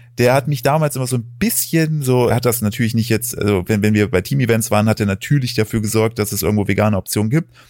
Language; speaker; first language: German; native; German